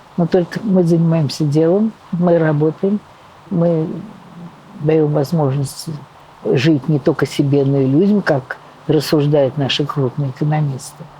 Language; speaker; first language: Russian; native; Russian